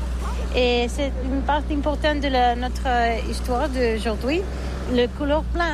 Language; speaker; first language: French; non-native, learner; Catalan